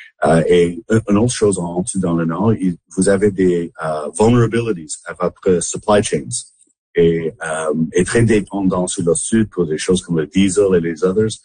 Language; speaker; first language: French; non-native, local second language; English